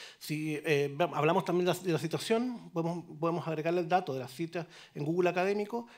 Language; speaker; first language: Spanish; native; Spanish